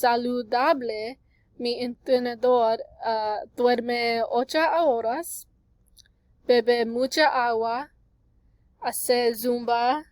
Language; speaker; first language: Spanish; non-native, learner; English